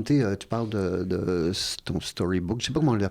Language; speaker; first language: French; native; French